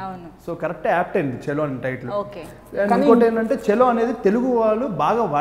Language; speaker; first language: Telugu; native; Telugu